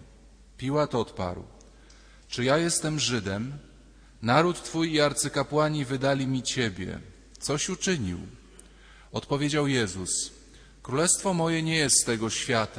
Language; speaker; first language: Polish; native; Polish